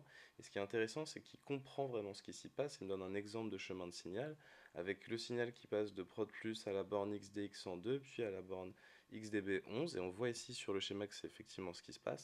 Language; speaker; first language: French; native; French